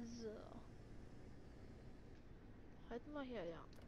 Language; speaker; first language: German; native; German